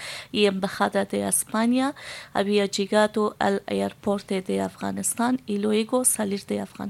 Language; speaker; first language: Spanish; non-native, learner; Persian